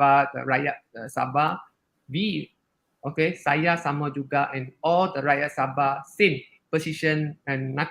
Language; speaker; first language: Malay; non-native, local second language; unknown